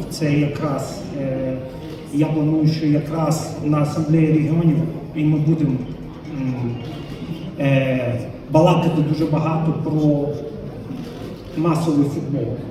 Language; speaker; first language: Ukrainian; non-native, local second language; Russian